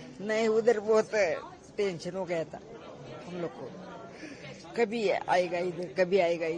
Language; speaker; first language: Hindi; non-native, local second language; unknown